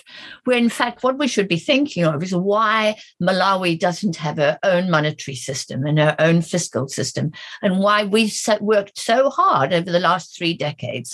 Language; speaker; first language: English; native; English